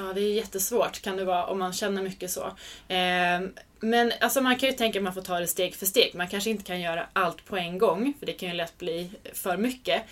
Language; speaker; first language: Swedish; native; Swedish